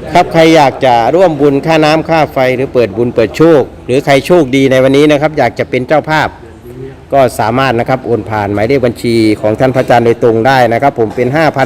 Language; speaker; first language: Thai; native; Thai